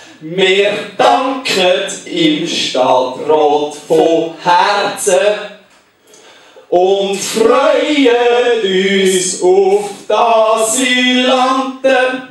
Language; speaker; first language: German; native; German